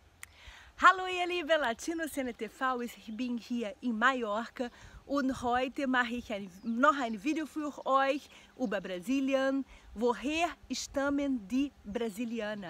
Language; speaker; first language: German; non-native, learner; Portuguese